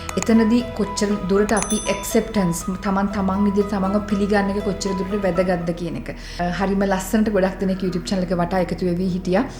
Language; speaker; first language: Sinhala; native; Sinhala